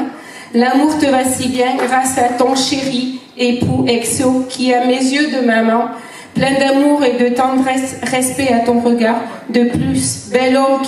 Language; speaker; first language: French; native; French